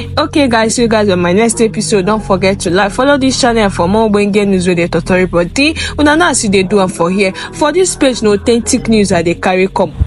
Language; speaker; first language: Nigerian Pidgin; non-native, local second language; Igbo